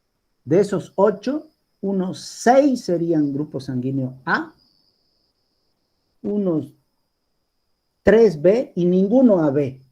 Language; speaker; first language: Spanish; native; Spanish